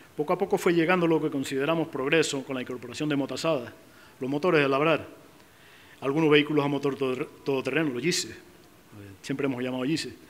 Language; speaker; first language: Spanish; native; Spanish